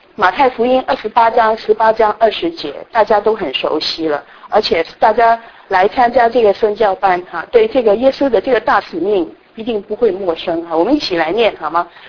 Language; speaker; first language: Chinese; non-native, local second language; Cantonese